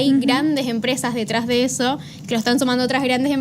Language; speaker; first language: Spanish; native; Spanish